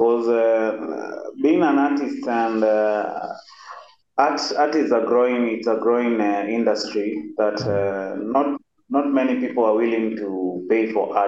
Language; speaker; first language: English; non-native, local second language; Kamba